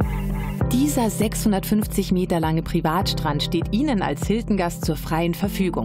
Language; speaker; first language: German; native; German